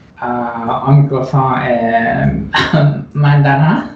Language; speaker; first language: French; non-native, learner; Chinese